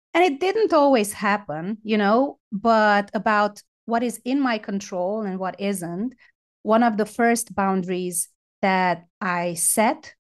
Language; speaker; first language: English; non-native, fluent; Romanian